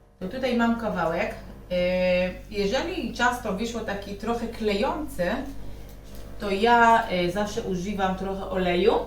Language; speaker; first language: Polish; non-native, learner; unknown